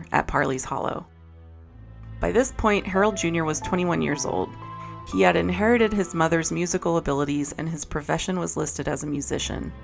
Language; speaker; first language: English; native; English